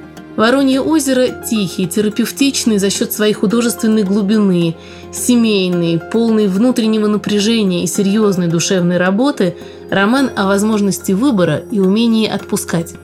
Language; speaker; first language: Russian; native; Russian